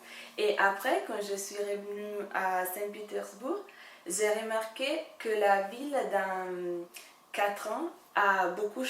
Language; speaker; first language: French; non-native, fluent; Italian